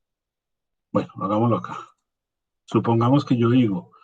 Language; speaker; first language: Spanish; native; Spanish